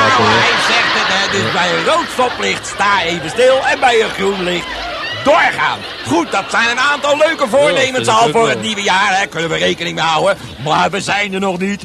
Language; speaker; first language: Dutch; native; Dutch